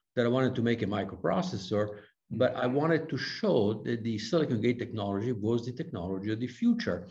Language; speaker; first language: English; non-native, fluent; Italian